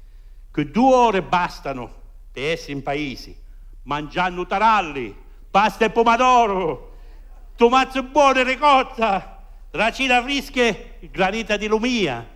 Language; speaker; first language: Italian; early bilingual, heritage; French